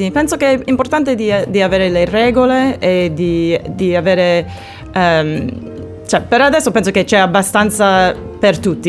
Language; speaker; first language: Italian; non-native, learner; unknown